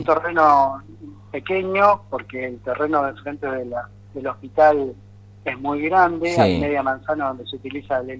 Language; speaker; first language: Spanish; native; Spanish